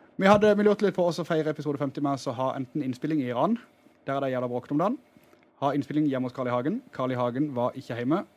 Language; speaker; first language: Norwegian; native; Norwegian